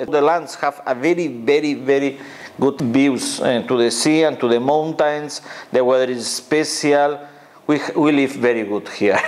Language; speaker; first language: English; non-native, fluent; Spanish